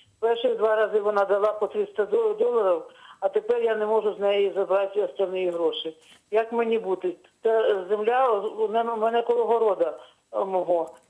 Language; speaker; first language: Ukrainian; native; Ukrainian